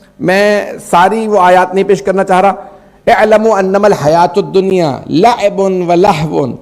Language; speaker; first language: Urdu; native; Urdu